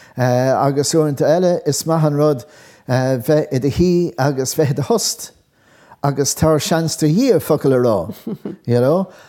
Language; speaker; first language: Irish; non-native, local second language; English